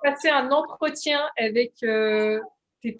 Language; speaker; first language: French; native; French